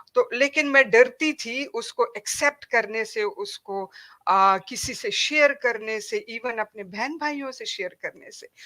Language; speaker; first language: Hindi; non-native, fluent; Pashto